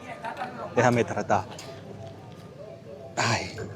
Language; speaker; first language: Spanish; non-native, learner; English